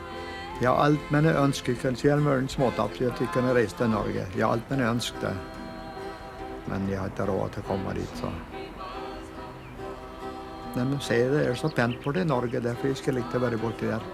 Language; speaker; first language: Norwegian; early bilingual, heritage; English